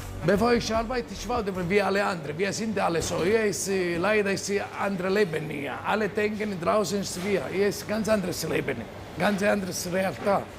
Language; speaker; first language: German; non-native, learner; Italian